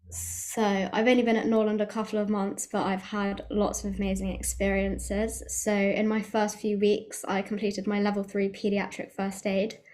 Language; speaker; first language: English; native; English